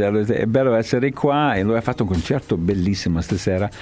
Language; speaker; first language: Italian; non-native, fluent; English